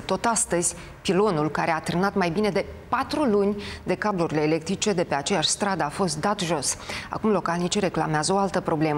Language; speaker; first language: Romanian; native; Romanian